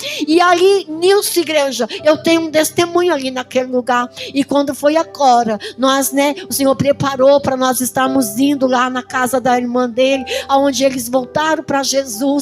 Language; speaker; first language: Portuguese; native; Portuguese